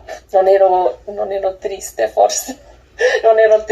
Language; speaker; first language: Italian; non-native, learner; English